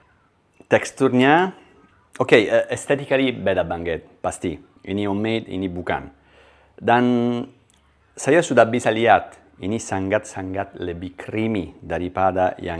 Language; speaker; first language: Indonesian; non-native, learner; Italian